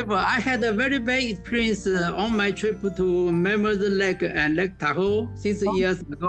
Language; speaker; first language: English; non-native, learner; Chinese